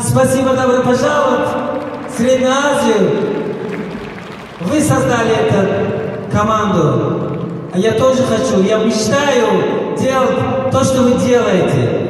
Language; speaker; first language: Russian; non-native, local second language; Tajik